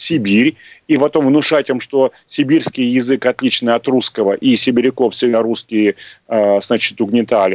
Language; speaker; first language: Russian; native; Russian